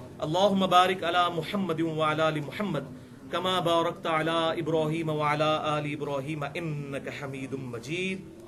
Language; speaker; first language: Urdu; non-native, local second language; Punjabi